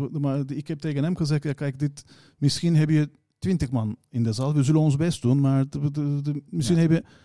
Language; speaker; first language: Dutch; non-native, fluent; Turkish